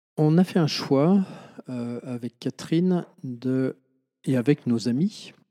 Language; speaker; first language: French; native; French